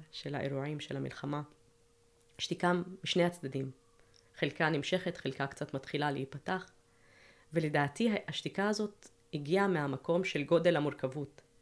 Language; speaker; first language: Hebrew; non-native, local second language; Arabic